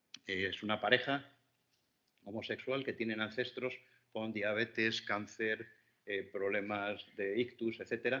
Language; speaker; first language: Spanish; native; Spanish